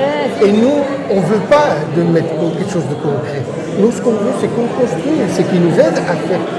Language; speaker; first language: French; non-native, fluent; Spanish